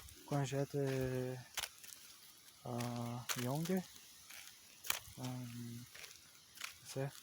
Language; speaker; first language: French; non-native, learner; Portuguese